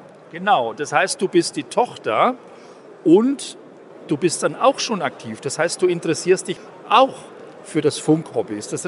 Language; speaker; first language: German; native; German